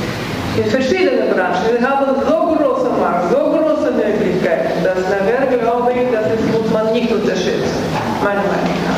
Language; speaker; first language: German; non-native, learner; Russian